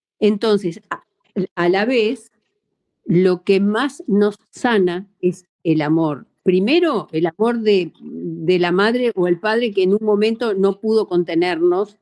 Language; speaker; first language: Spanish; native; Spanish